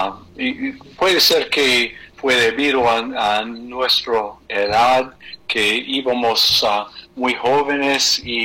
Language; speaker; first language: Spanish; non-native, fluent; English